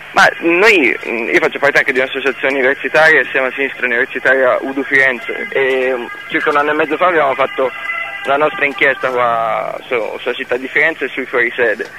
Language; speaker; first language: Italian; native; Italian